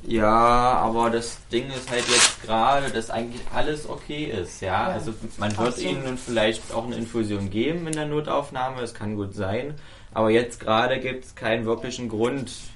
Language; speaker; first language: German; native; German